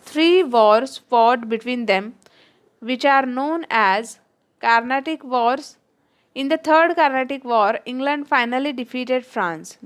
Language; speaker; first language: English; non-native, local second language; Marathi